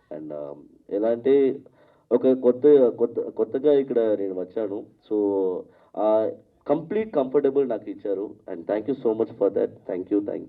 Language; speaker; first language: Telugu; non-native, learner; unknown